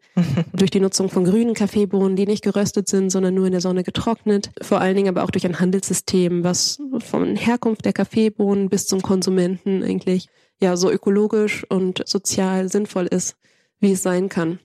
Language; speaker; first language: German; early bilingual, other home language; Spanish